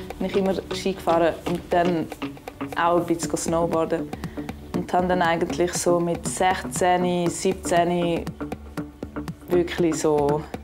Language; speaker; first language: German; non-native, local second language; Romansh